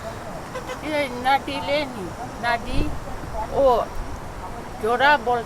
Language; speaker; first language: Hindi; non-native, local second language; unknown